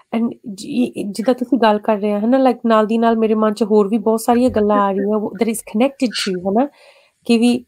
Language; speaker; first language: Punjabi; early bilingual, heritage; Punjabi